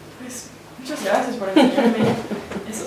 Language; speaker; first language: Spanish; non-native, learner; English